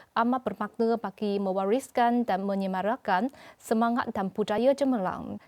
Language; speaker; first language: Malay; non-native, fluent; Chinese